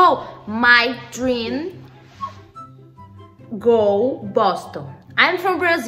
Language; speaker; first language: English; non-native, learner; Portuguese